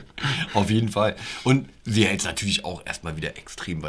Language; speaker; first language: German; native; German